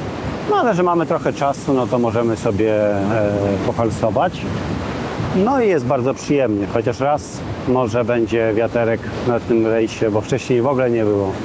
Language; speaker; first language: Polish; native; Polish